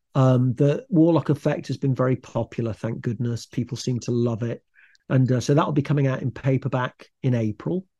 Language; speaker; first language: English; native; English